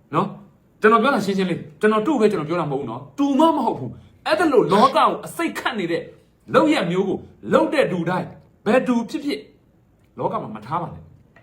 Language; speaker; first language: Burmese; native; Burmese